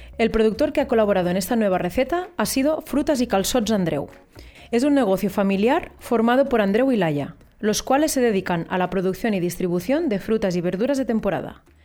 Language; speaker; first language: Spanish; non-native, local second language; Catalan